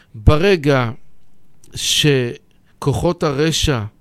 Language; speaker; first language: Hebrew; native; Hebrew